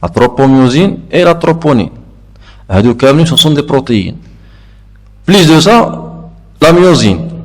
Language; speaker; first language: French; non-native, local second language; Arabic